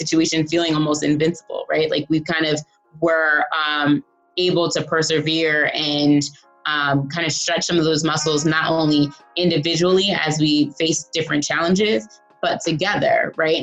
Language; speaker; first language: English; native; English